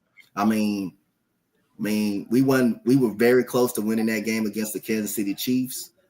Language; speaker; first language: English; native; English